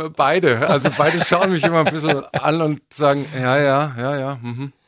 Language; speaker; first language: German; native; German